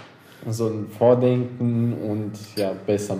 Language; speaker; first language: German; non-native, local second language; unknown